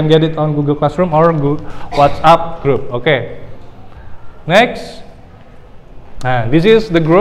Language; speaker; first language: English; non-native, fluent; Indonesian